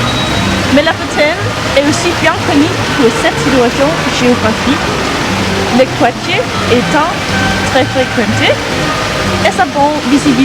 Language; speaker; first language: French; non-native, learner; Norwegian